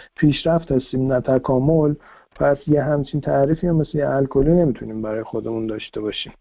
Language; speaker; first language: Persian; native; Persian